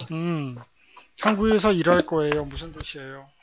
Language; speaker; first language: Korean; native; Korean